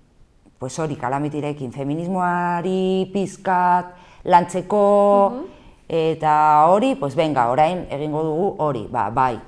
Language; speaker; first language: Basque; non-native, local second language; Spanish